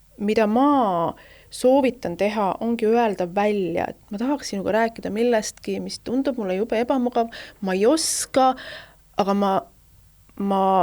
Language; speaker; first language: Estonian; native; Estonian